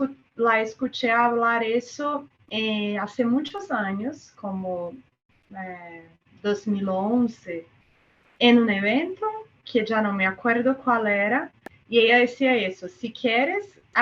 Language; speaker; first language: Spanish; non-native, fluent; Portuguese